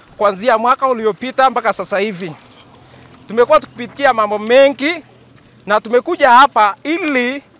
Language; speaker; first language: Swahili; non-native, local second language; Gusii